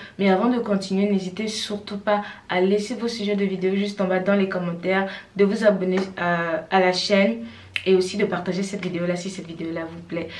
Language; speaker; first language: French; non-native, local second language; Fang